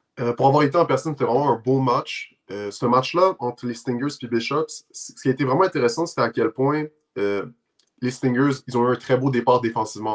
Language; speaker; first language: French; native; French